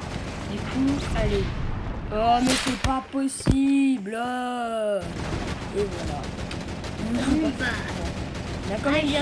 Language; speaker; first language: French; native; French